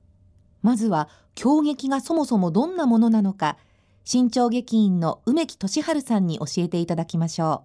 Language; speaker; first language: Japanese; native; Japanese